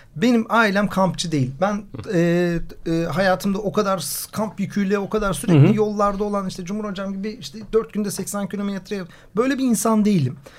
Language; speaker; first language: Turkish; native; Turkish